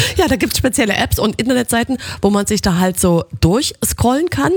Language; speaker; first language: German; native; German